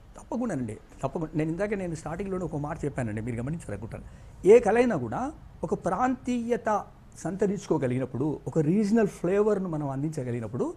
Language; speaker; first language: Telugu; native; Telugu